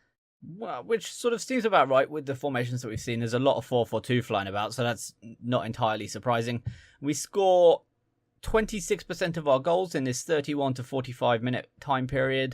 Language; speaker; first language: English; native; English